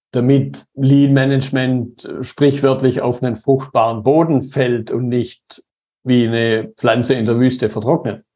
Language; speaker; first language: German; native; German